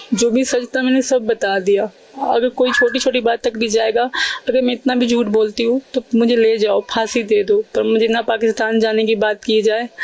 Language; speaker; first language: Urdu; non-native, local second language; Sindhi